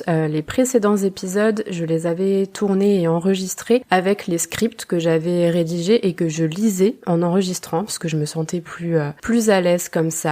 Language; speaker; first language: French; native; French